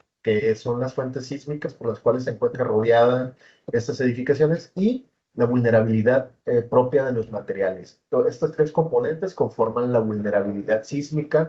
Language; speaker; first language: Spanish; native; Spanish